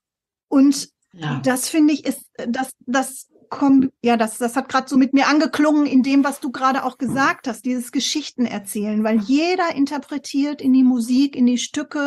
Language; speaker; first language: German; native; German